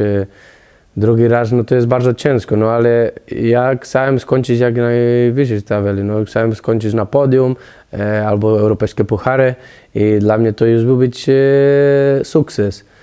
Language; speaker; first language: Polish; non-native, learner; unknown